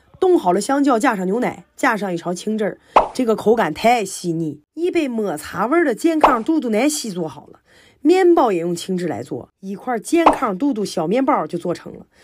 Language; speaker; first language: Chinese; native; Chinese